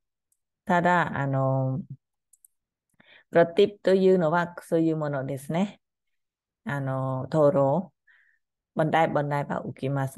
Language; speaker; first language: Japanese; non-native, learner; Khmer